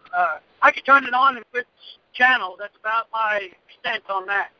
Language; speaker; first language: English; native; English